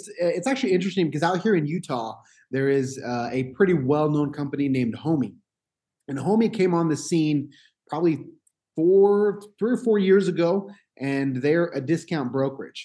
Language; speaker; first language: English; native; English